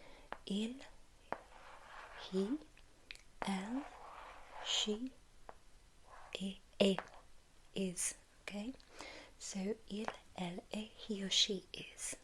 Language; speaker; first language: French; non-native, learner; English